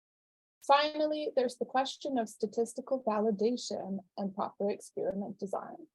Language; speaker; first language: English; native; English